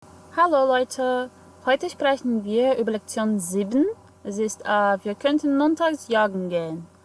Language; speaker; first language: German; non-native, fluent; Portuguese